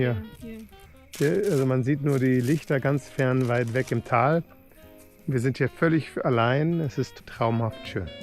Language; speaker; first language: German; native; German